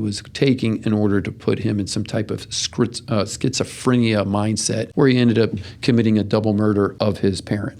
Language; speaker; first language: English; native; English